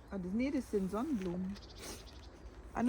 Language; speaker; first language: German; native; German